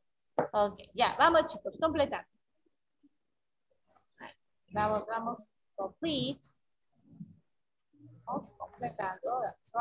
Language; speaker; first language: Spanish; native; Spanish